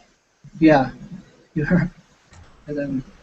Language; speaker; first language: English; non-native, learner; Indonesian